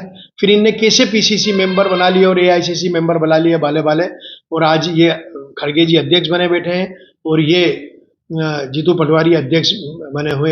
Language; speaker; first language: Hindi; native; Hindi